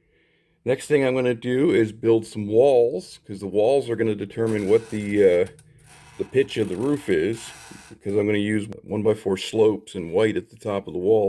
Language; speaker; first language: English; native; English